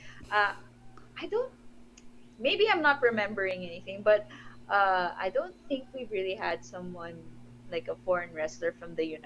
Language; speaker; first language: English; non-native, local second language; Filipino